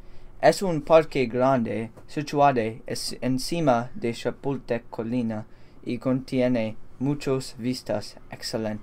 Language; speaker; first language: Spanish; non-native, learner; English